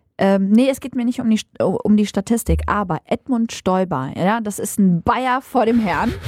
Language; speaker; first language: German; early bilingual, other home language; Arabic